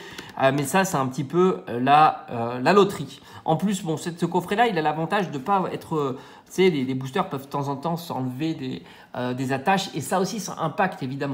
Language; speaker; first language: French; native; French